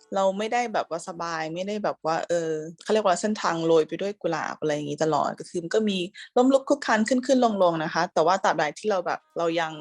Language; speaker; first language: Thai; native; Thai